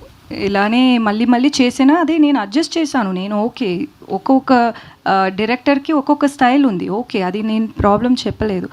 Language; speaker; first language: Telugu; non-native, fluent; Tamil